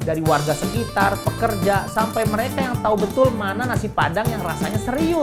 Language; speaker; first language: Indonesian; native; Indonesian